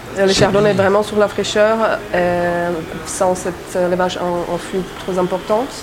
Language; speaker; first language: French; non-native, fluent; Czech